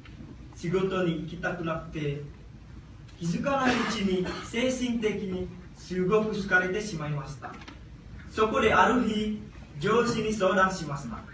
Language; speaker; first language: Japanese; non-native, learner; Indonesian